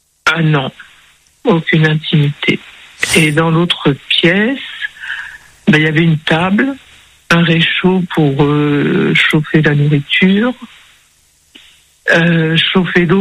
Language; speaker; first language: French; early bilingual, other home language; Spanish